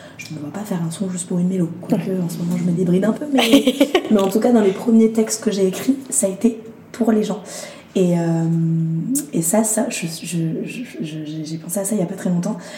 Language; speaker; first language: French; early bilingual, other home language; Arabic